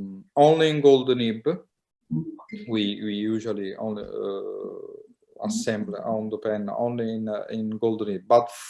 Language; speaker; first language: English; non-native, learner; Italian